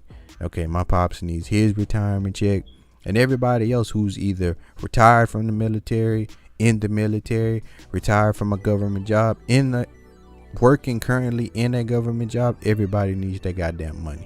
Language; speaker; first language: English; native; English